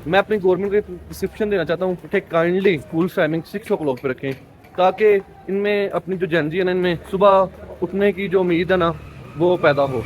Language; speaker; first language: Urdu; non-native, local second language; Punjabi